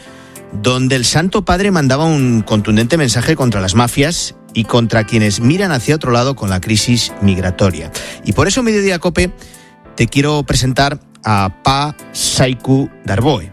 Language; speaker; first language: Spanish; native; Spanish